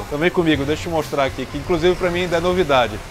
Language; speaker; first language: Portuguese; native; Portuguese